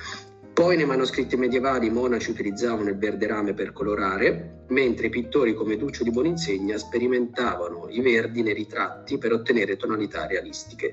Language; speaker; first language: Italian; native; Italian